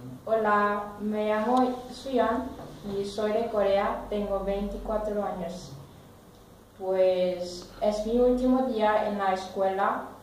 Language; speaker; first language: Spanish; non-native, learner; Korean